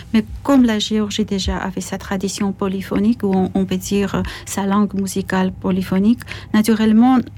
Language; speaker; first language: French; non-native, fluent; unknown